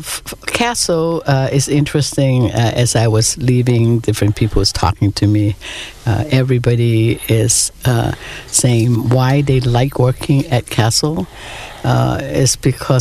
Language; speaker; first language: English; non-native, local second language; Cantonese